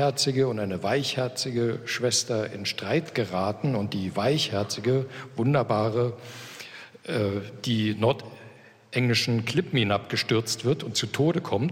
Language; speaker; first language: German; native; German